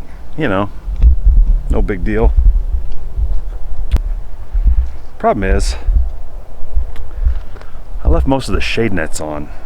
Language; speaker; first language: English; native; English